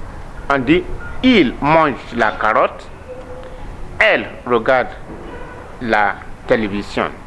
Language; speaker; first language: French; non-native, learner; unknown